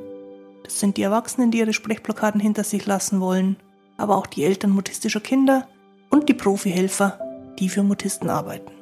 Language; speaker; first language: German; native; German